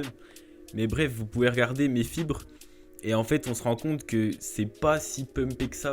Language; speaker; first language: French; native; French